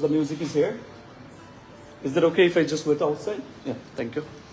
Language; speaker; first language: English; non-native, fluent; Bangla